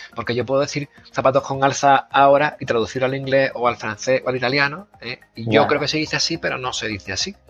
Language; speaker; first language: Spanish; native; Spanish